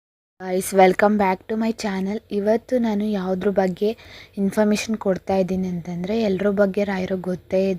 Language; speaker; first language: Kannada; native; Kannada